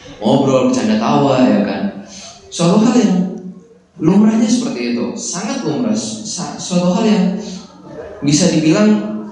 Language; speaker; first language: Indonesian; native; Indonesian